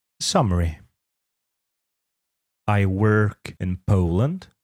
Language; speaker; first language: English; non-native, fluent; Polish